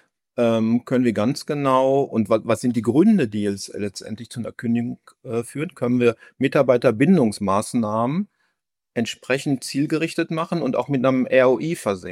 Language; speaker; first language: German; native; German